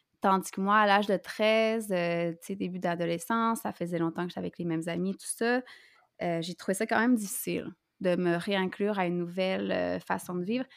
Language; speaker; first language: French; native; French